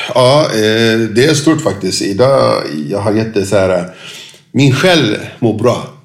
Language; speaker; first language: Swedish; non-native, fluent; Turkish